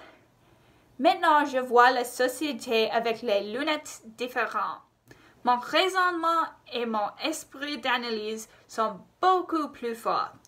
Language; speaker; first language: French; non-native, local second language; English